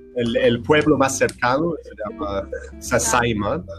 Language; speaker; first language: Spanish; non-native, fluent; English